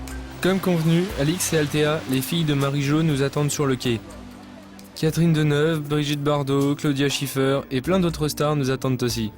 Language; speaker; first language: French; native; French